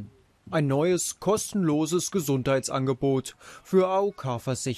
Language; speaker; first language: German; native; German